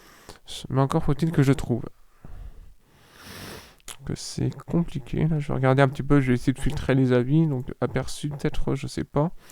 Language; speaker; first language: French; native; French